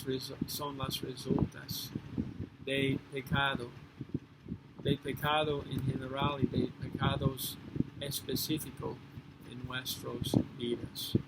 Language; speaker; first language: Spanish; non-native, fluent; English